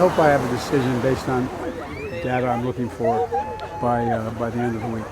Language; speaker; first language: English; native; English